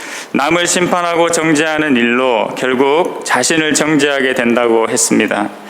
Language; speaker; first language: Korean; native; Korean